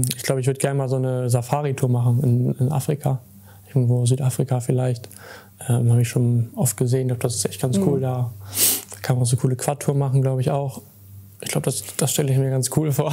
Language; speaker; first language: German; native; German